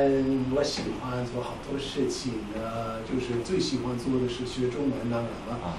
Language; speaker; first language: Chinese; non-native, fluent; English